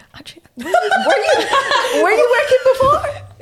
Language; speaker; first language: English; native; English